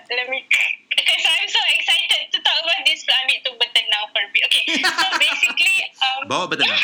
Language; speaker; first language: English; non-native, local second language; Malay